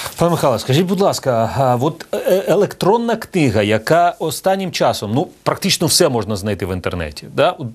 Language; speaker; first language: Ukrainian; non-native, local second language; Russian